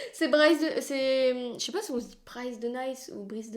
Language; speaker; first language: French; native; French